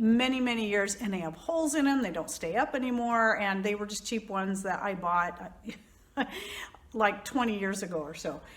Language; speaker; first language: English; native; English